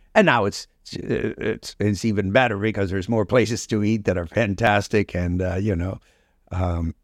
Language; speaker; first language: English; native; English